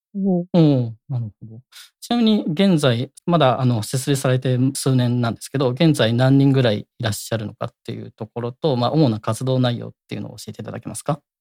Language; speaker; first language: Japanese; native; Japanese